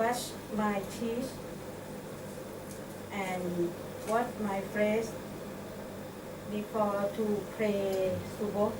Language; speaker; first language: English; non-native, learner; Thai